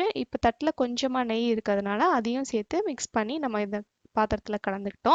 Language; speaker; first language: Tamil; native; Tamil